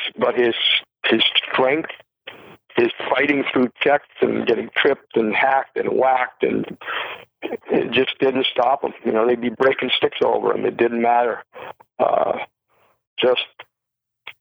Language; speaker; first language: English; native; English